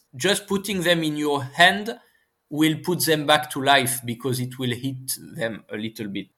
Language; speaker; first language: English; non-native, fluent; French